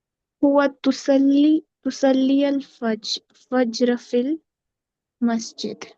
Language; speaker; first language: Arabic; non-native, learner; Urdu